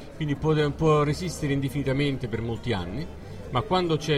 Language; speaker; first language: Italian; native; Italian